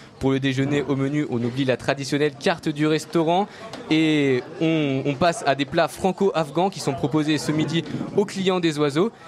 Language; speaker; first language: French; native; French